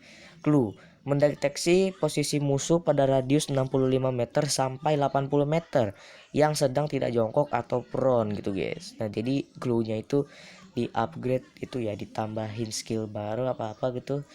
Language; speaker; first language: Indonesian; native; Indonesian